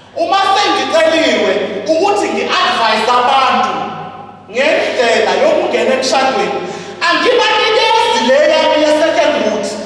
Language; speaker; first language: Zulu; native; Zulu